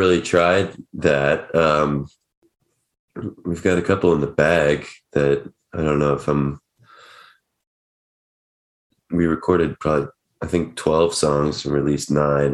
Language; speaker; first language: English; native; English